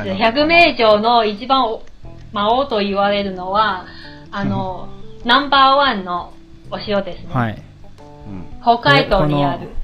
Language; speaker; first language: Japanese; non-native, fluent; Chinese